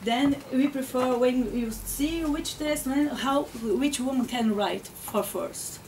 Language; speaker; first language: English; non-native, learner; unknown